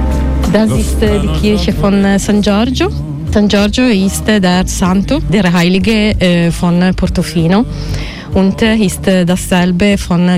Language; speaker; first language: German; non-native, learner; Italian